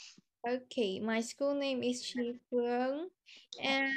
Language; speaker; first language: English; non-native, fluent; Vietnamese